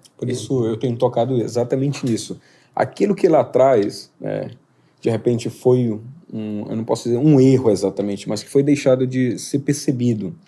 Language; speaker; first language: Portuguese; native; Portuguese